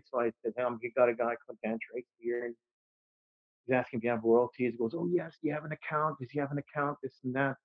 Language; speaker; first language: English; native; English